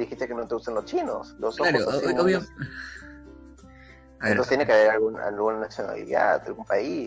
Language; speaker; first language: Spanish; native; Spanish